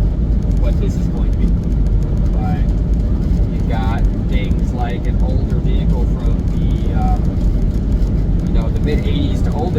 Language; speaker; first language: English; native; English